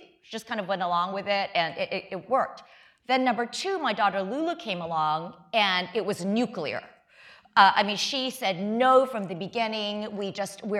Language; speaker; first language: English; early bilingual, other home language; Chinese